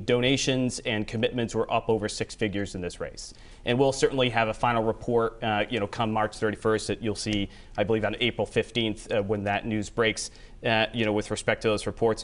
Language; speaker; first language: English; native; English